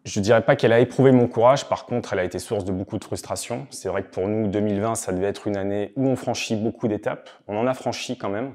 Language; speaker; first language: French; native; French